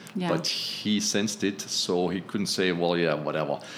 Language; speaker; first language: English; non-native, fluent; German